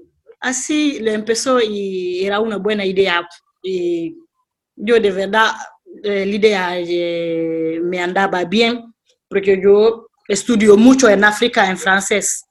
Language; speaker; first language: Spanish; non-native, learner; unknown